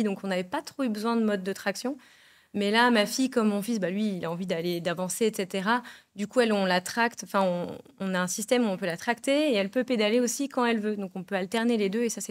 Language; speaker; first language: French; native; French